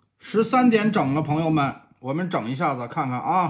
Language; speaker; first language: Chinese; native; Chinese